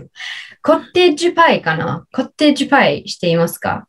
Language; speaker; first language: Japanese; non-native, learner; English